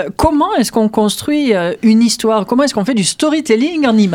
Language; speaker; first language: French; native; French